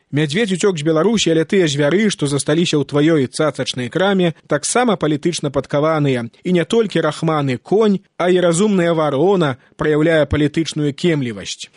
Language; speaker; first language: Belarusian; native; Belarusian